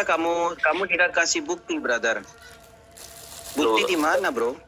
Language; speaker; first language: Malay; non-native, learner; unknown